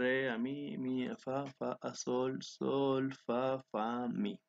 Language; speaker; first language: Spanish; native; Spanish